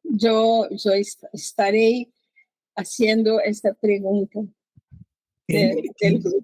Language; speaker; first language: Spanish; non-native, learner; Portuguese